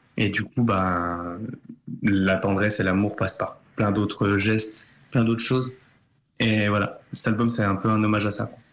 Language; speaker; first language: French; early bilingual, other home language; Turkish